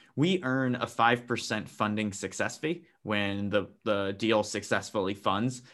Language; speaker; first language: English; native; English